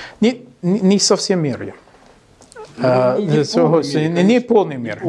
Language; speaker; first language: Russian; non-native, learner; English